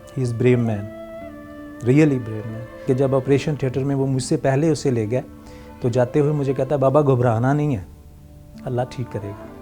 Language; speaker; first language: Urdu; non-native, local second language; Punjabi